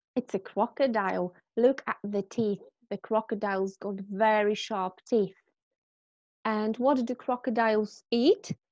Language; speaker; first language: English; non-native, fluent; Polish